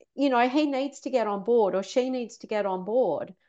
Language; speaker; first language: English; native; English